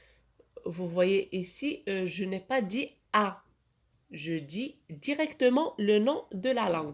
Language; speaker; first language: French; non-native, local second language; Arabic